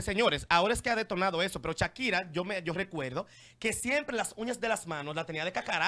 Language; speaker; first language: Spanish; native; Spanish